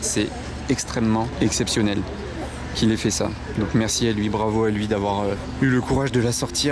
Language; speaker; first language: French; native; French